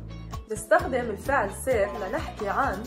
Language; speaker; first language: Arabic; native; Arabic